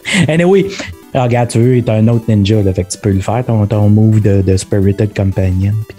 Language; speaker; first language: French; native; French